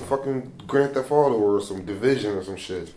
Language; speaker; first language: English; native; English